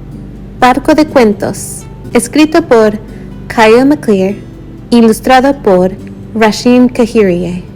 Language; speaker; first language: Spanish; early bilingual, other home language; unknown